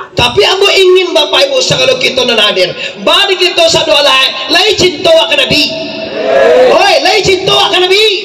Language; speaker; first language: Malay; non-native, local second language; Minangkabau